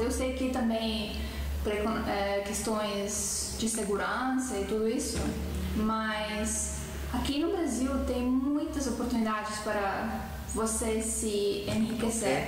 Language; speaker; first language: Portuguese; non-native, fluent; Estonian